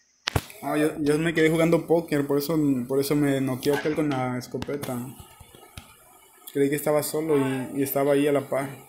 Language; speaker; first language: Spanish; native; Spanish